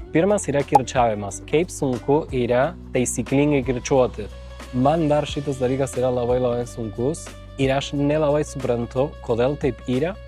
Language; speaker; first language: Lithuanian; non-native, fluent; Spanish